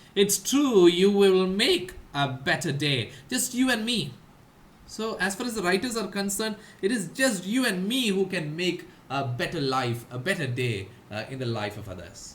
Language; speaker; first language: English; non-native, local second language; Malayalam